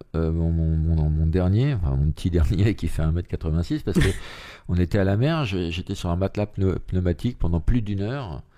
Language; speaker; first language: French; native; French